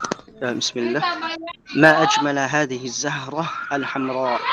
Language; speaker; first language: Arabic; non-native, learner; Filipino